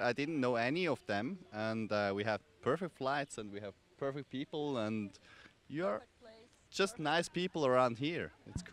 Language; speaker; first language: English; non-native, fluent; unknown